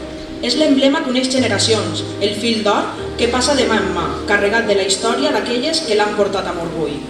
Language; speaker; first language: Catalan; native; Catalan